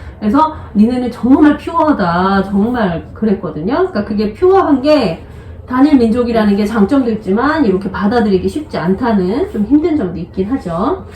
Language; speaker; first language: Korean; native; Korean